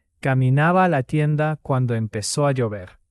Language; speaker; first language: Spanish; non-native, fluent; English